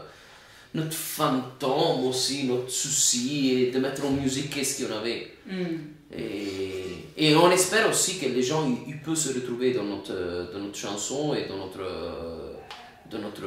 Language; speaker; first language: French; non-native, fluent; Italian